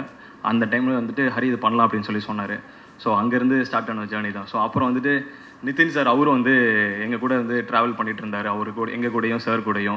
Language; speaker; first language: Tamil; native; Tamil